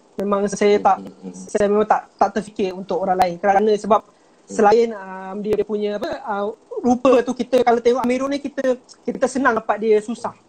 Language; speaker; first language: Malay; native; Malay